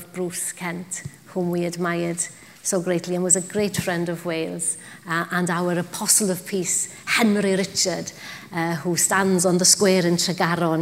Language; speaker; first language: English; non-native, local second language; Welsh